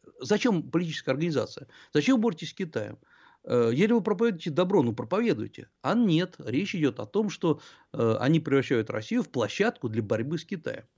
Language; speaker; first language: Russian; native; Russian